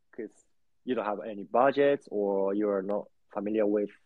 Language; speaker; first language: English; non-native, learner; Japanese